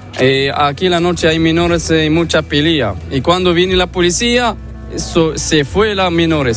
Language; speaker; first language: Spanish; non-native, learner; Arabic